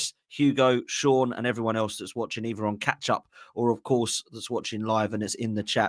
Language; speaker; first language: English; native; English